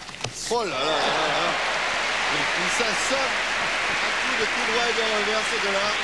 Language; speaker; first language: French; native; French